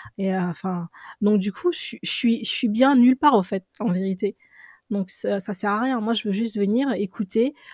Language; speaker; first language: French; early bilingual, other home language; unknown